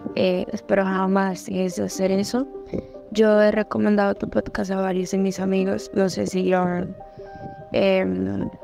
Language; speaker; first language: Spanish; native; Spanish